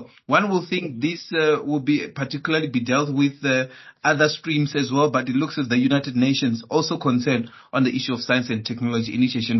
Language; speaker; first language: English; non-native, local second language; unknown